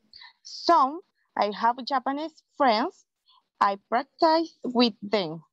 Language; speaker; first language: English; non-native, learner; Spanish